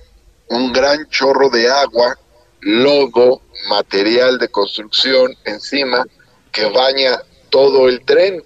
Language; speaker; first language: Spanish; native; Spanish